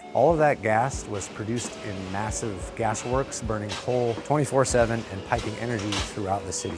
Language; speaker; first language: English; native; English